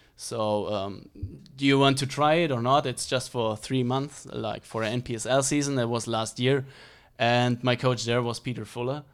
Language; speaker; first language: English; non-native, fluent; German